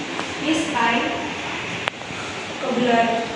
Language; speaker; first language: English; non-native, learner; Indonesian